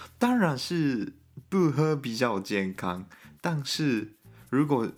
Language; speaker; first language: Chinese; non-native, fluent; Japanese